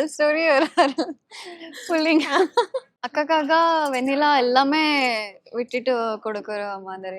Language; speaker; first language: Tamil; non-native, learner; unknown